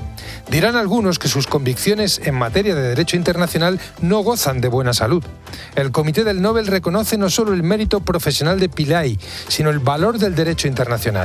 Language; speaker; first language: Spanish; native; Spanish